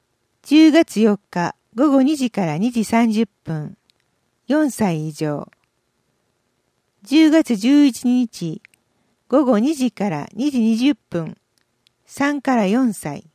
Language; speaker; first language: Japanese; native; Japanese